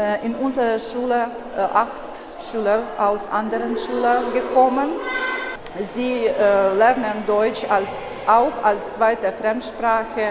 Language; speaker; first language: German; non-native, learner; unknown